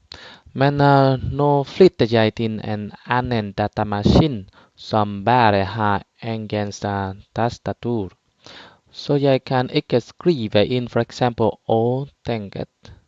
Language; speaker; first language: Norwegian; non-native, fluent; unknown